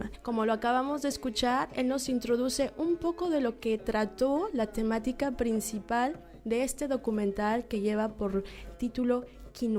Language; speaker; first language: Spanish; native; Spanish